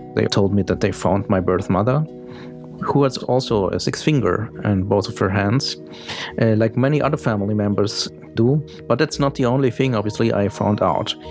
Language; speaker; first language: English; early bilingual, heritage; German